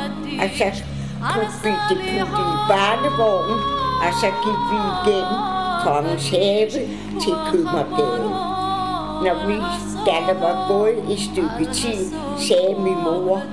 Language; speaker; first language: Danish; early bilingual, other home language; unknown